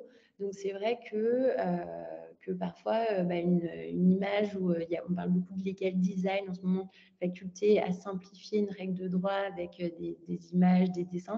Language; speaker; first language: French; native; French